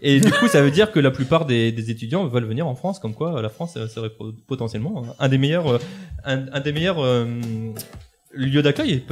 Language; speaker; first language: French; native; French